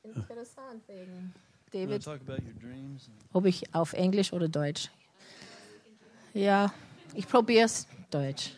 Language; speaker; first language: German; non-native, learner; English